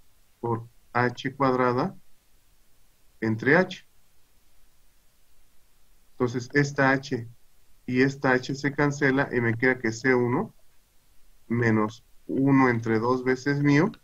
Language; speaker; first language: Spanish; native; Spanish